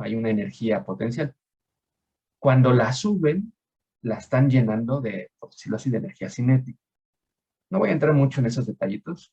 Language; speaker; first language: Spanish; native; Spanish